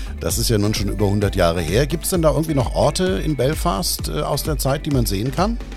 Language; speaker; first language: German; native; German